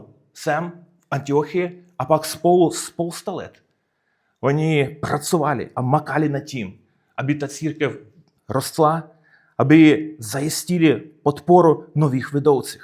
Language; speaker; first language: Czech; non-native, fluent; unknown